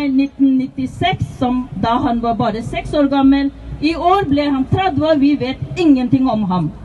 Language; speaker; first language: Norwegian; non-native, fluent; Tibetan